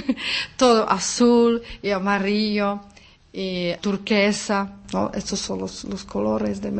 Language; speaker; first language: Spanish; non-native, fluent; Czech